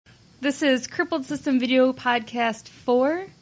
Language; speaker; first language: English; native; English